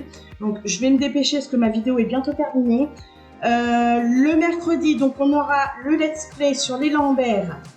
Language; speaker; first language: French; native; French